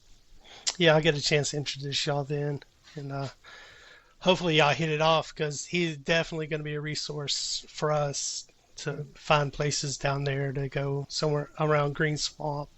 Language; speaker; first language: English; native; English